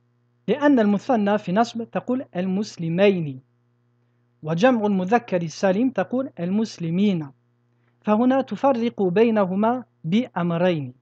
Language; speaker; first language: Arabic; non-native, fluent; French